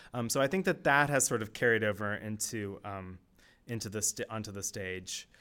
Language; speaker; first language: English; native; English